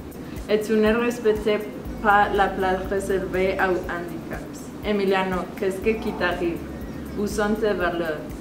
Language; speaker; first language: French; non-native, learner; Spanish